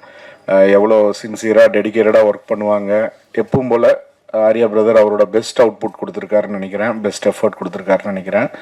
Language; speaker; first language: Tamil; native; Tamil